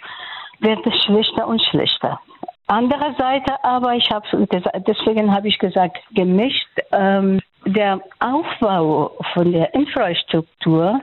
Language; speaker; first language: German; non-native, fluent; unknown